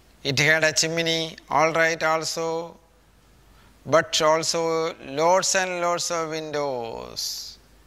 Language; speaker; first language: English; non-native, local second language; Malayalam